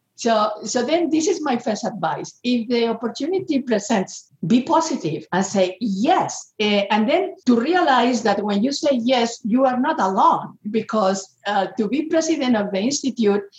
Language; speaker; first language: English; non-native, fluent; Spanish